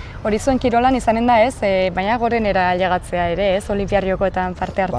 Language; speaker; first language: Basque; native; Basque